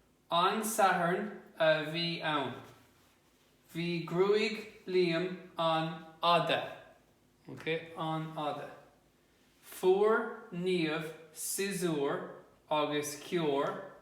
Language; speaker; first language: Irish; non-native, local second language; English